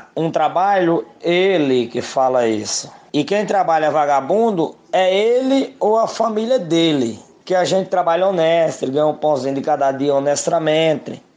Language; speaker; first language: Portuguese; native; Portuguese